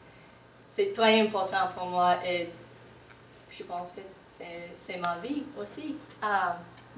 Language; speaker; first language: French; non-native, learner; English